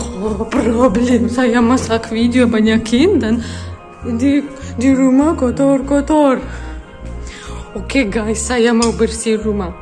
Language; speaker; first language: Indonesian; non-native, learner; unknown